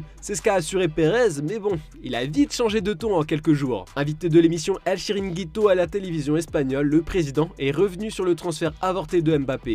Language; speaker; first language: French; native; French